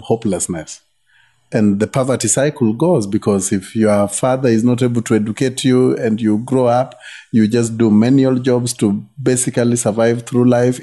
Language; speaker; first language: English; non-native, local second language; Luo (Kenya and Tanzania)